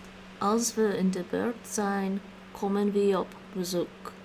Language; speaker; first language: Dutch; non-native, learner; English